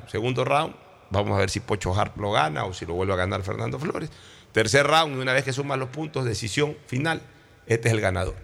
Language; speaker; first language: Spanish; native; Spanish